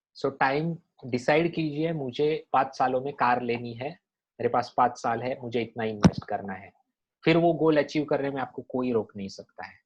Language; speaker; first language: Hindi; non-native, local second language; Marathi